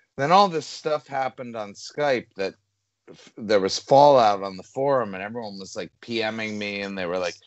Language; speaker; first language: English; native; English